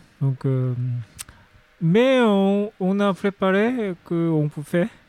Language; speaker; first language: French; non-native, learner; Korean